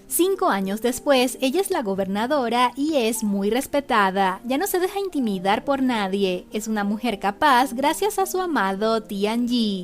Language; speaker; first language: Spanish; native; Spanish